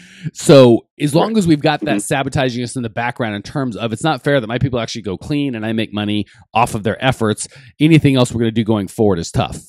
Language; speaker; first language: English; native; English